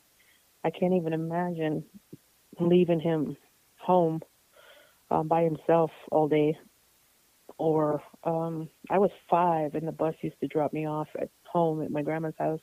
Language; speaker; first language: English; native; English